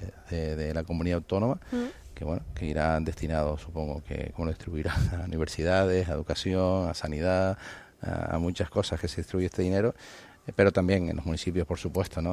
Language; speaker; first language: Spanish; native; Spanish